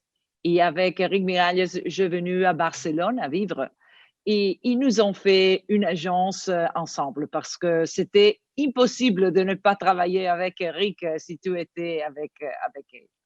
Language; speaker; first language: French; non-native, fluent; Italian